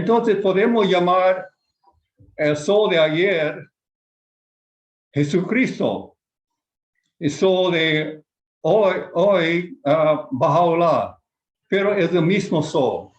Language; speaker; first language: Spanish; non-native, fluent; Japanese